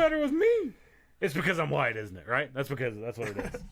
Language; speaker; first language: English; native; English